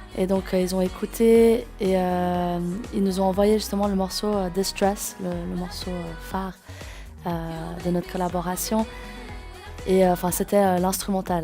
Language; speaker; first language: French; native; French